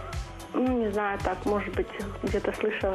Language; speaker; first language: Russian; native; Russian